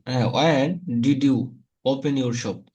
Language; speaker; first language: English; non-native, fluent; Bangla